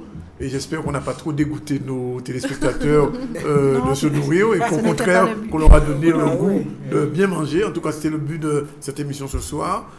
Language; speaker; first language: French; native; French